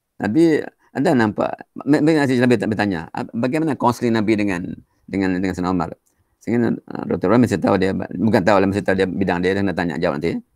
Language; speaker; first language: Malay; native; Malay